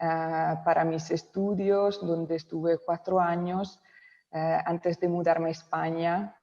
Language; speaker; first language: Spanish; non-native, local second language; Italian